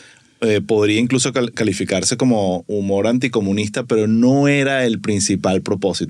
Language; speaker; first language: Spanish; native; Spanish